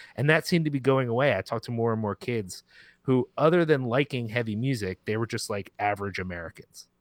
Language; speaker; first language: English; early bilingual, other home language; Spanish